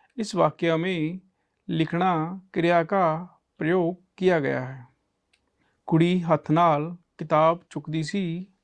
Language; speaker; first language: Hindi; non-native, local second language; Punjabi